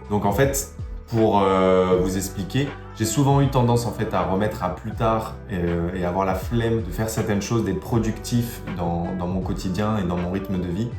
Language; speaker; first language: French; native; French